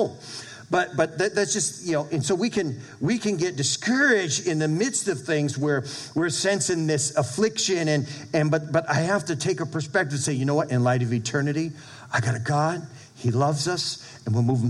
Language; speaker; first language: English; native; English